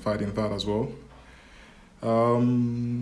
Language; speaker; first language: English; non-native, local second language; Igbo